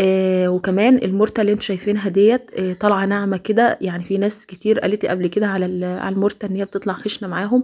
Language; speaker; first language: Arabic; native; Arabic